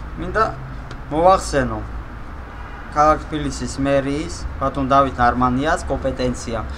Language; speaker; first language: Georgian; non-native, local second language; Armenian